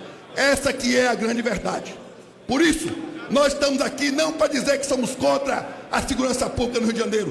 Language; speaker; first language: Portuguese; native; Portuguese